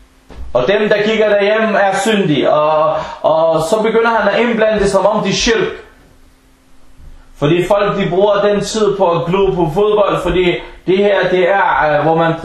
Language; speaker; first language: Danish; early bilingual, other home language; Arabic